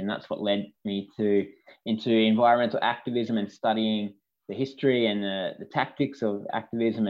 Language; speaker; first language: English; native; English